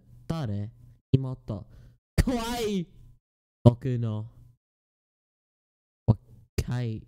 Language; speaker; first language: Japanese; non-native, learner; English